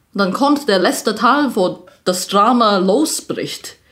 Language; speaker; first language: German; non-native, fluent; Chinese